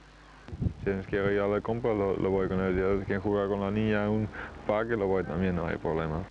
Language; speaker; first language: Spanish; non-native, fluent; Portuguese